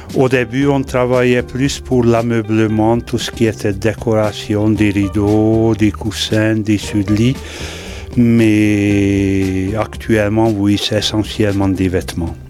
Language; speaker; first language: French; non-native, fluent; Hungarian